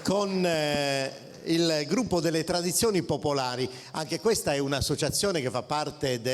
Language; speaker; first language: Italian; native; Italian